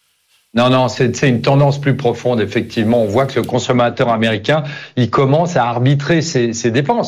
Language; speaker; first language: French; native; French